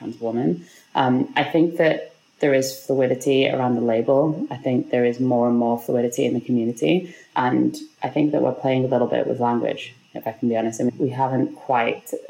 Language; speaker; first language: English; native; English